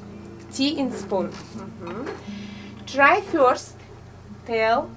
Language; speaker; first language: English; non-native, learner; Russian